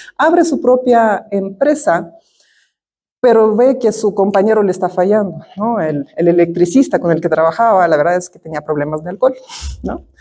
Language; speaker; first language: Spanish; non-native, fluent; Russian